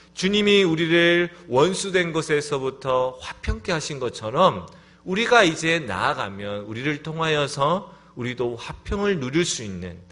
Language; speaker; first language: Korean; native; Korean